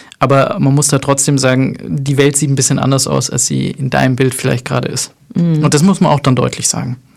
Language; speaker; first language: German; early bilingual, other home language; Arabic